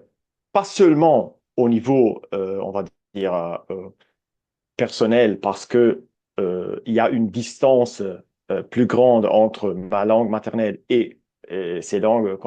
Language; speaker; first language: French; non-native, fluent; Italian